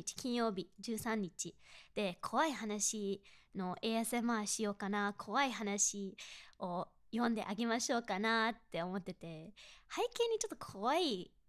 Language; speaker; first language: Japanese; non-native, fluent; English